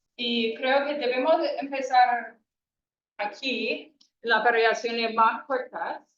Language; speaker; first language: Spanish; non-native, fluent; English